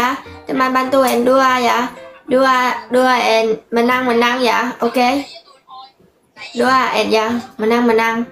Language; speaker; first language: Indonesian; non-native, learner; Vietnamese